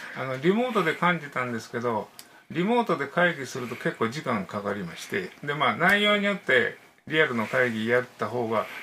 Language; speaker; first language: Japanese; native; Japanese